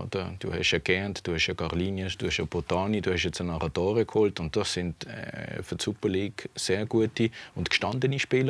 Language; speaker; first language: German; native; German